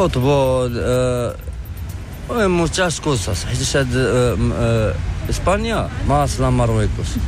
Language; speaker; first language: Spanish; non-native, learner; Arabic